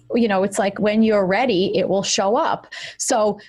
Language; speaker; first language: English; early bilingual, other home language; Russian